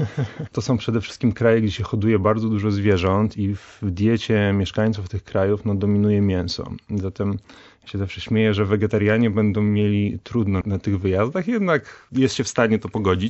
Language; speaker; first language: Polish; native; Polish